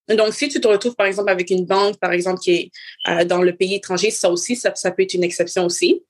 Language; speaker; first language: French; native; French